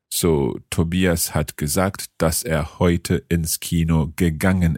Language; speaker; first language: German; non-native, learner; English